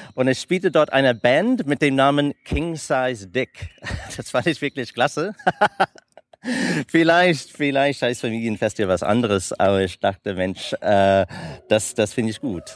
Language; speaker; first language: German; non-native, fluent; English